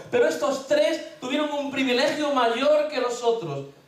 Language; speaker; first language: Spanish; native; Spanish